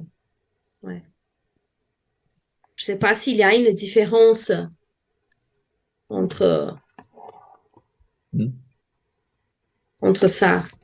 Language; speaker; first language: French; non-native, fluent; Portuguese